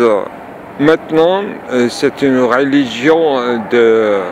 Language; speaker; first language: French; non-native, fluent; Turkish